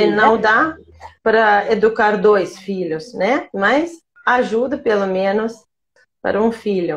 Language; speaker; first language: Portuguese; non-native, fluent; Russian